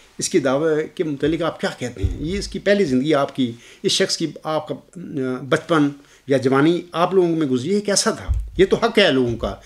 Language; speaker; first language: Urdu; native; Urdu